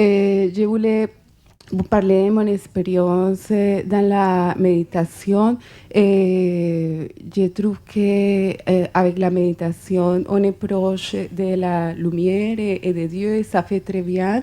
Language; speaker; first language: French; non-native, fluent; Spanish